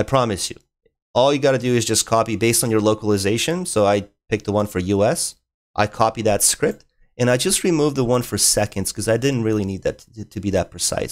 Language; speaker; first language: English; native; English